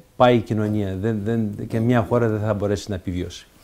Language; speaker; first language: Greek; early bilingual, heritage; Greek